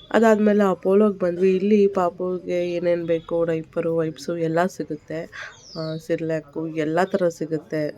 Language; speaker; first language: Kannada; native; Kannada